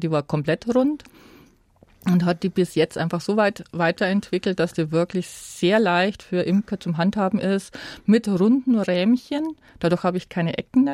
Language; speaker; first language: German; native; German